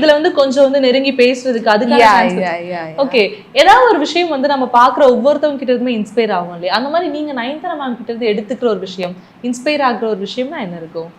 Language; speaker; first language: Tamil; native; Tamil